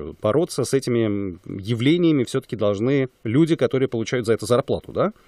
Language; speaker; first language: Russian; native; Russian